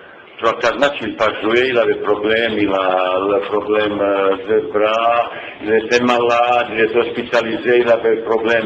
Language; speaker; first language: French; non-native, fluent; Bosnian